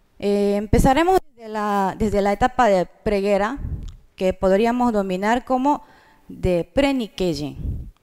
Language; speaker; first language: Spanish; non-native, fluent; Japanese